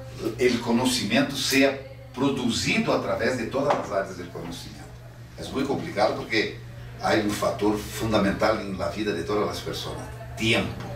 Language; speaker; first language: Spanish; non-native, fluent; Portuguese